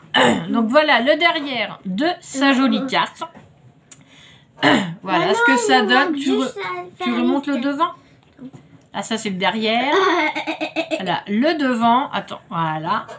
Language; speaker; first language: French; native; French